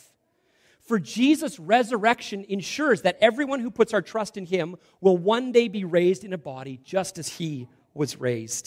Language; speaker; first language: English; native; English